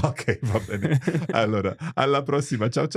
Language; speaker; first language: Italian; non-native, fluent; English